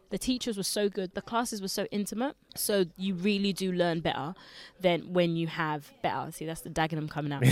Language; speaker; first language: English; early bilingual, other home language; Lingala